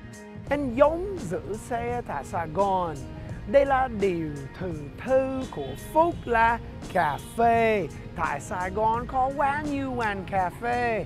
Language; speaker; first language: Vietnamese; early bilingual, heritage; English